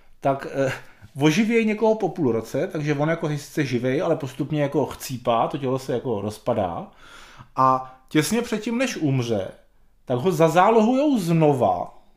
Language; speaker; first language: Czech; native; Czech